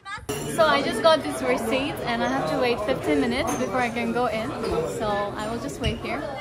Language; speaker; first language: English; non-native, local second language; Assamese